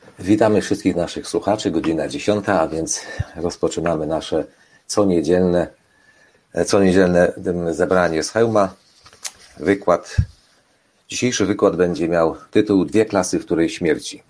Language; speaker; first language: Polish; native; Polish